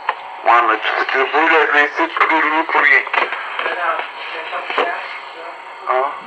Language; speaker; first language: French; native; French